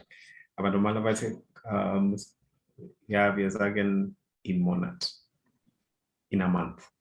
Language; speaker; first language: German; non-native, fluent; English